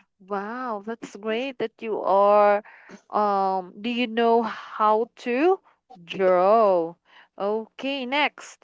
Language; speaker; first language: English; non-native, fluent; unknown